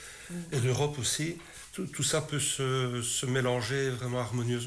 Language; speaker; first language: French; native; French